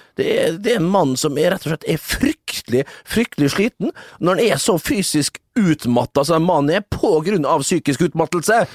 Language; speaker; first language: Norwegian; native; Norwegian